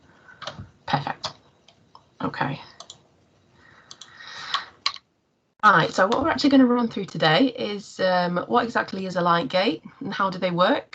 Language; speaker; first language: English; native; English